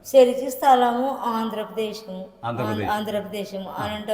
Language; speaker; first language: Malayalam; non-native, local second language; Telugu